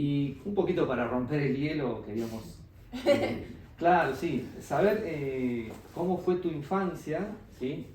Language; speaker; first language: Spanish; native; Spanish